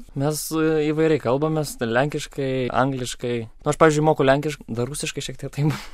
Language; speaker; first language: Lithuanian; non-native, local second language; Polish